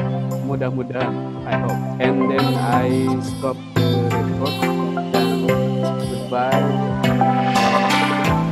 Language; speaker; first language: English; non-native, learner; Indonesian